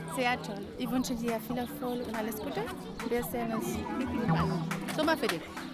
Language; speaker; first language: German; non-native, learner; Spanish